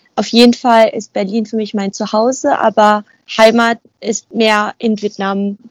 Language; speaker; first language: German; early bilingual, other home language; Vietnamese